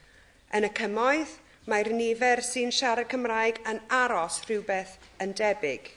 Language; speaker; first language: Welsh; non-native, local second language; English